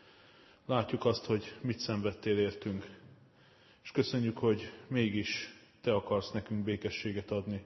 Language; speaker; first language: Hungarian; native; Hungarian